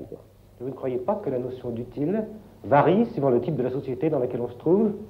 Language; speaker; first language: French; native; French